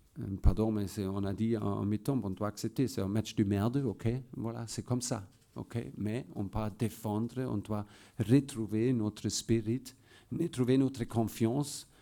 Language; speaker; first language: French; non-native, fluent; German